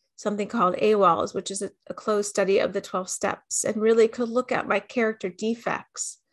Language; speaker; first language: English; native; English